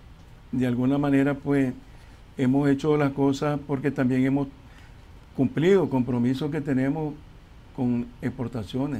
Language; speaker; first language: Spanish; native; Spanish